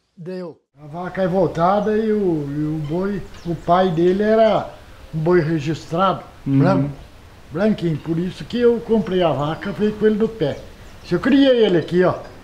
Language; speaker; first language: Portuguese; native; Portuguese